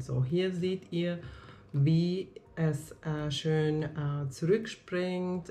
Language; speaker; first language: German; non-native, fluent; Finnish